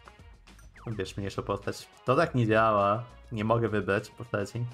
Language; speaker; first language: Polish; native; Polish